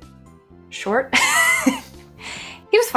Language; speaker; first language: English; native; English